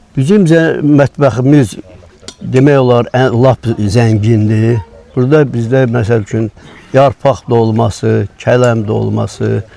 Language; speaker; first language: Azerbaijani; non-native, local second language; Lezghian